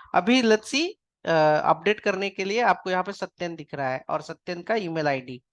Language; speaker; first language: Hindi; non-native, local second language; Marathi